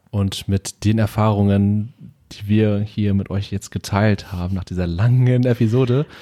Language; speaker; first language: German; native; German